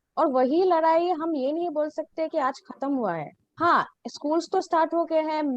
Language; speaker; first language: Hindi; non-native, local second language; Assamese